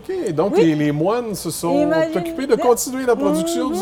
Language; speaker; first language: French; native; French